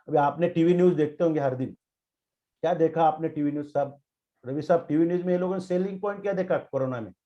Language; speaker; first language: Hindi; non-native, local second language; Marathi